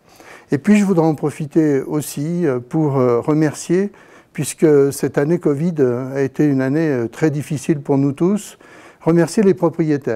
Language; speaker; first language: French; native; French